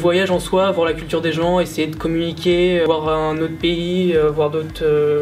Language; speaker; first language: French; native; French